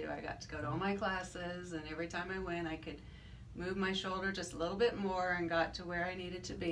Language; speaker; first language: English; native; English